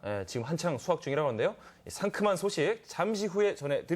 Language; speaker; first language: Korean; native; Korean